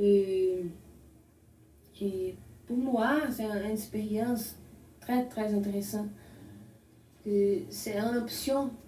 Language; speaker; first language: French; non-native, learner; Portuguese